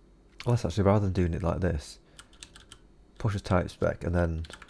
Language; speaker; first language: English; native; English